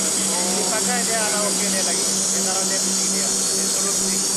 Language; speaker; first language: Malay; non-native, learner; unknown